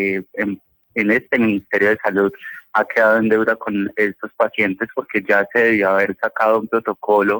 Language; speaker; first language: Spanish; native; Spanish